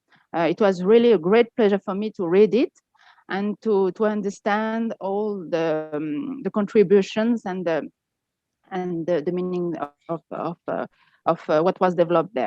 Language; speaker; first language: English; non-native, fluent; French